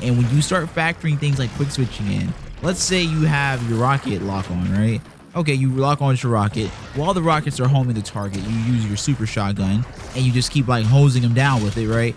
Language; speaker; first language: English; native; English